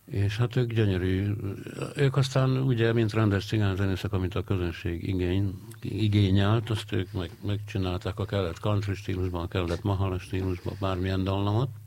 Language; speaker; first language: Hungarian; native; Hungarian